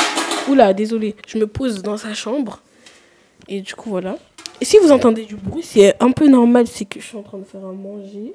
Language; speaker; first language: French; native; French